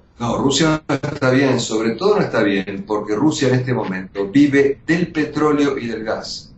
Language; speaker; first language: Spanish; early bilingual, other home language; Russian